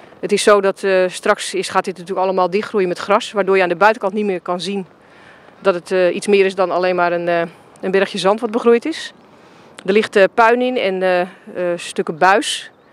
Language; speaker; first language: Dutch; native; Dutch